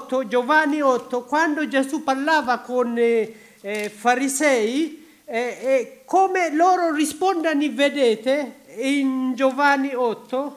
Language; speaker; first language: Italian; non-native, learner; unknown